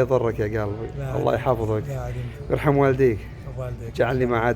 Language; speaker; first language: Arabic; native; Arabic